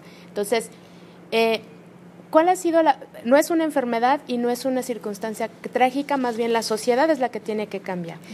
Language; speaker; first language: Spanish; native; Spanish